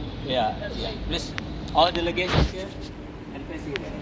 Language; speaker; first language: English; non-native, fluent; Indonesian